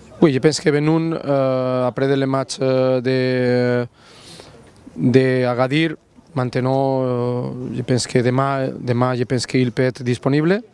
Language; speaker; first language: French; non-native, learner; Spanish